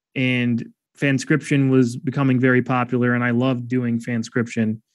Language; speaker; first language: English; native; English